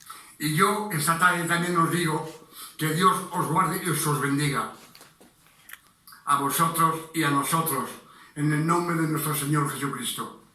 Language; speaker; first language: Spanish; non-native, fluent; French